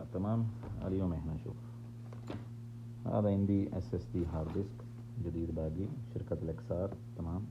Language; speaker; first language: Arabic; non-native, learner; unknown